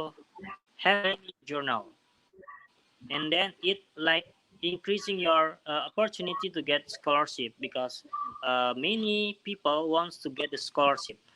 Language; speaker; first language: English; non-native, learner; Indonesian